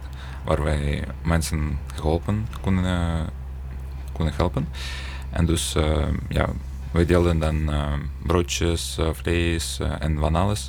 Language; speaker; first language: Dutch; non-native, fluent; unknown